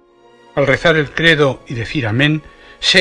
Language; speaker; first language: Spanish; native; Spanish